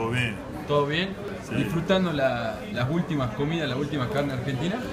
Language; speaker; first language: Spanish; native; Spanish